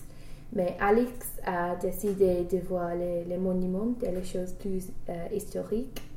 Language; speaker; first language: French; non-native, learner; English